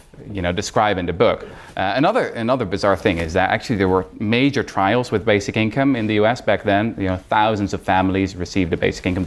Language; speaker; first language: English; non-native, fluent; Dutch